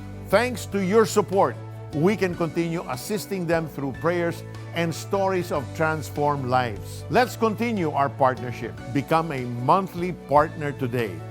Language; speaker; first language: English; non-native, local second language; Filipino